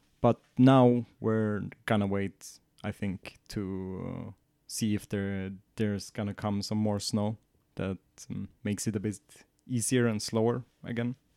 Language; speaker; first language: English; non-native, fluent; Swedish